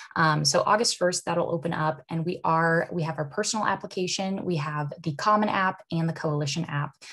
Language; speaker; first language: English; native; English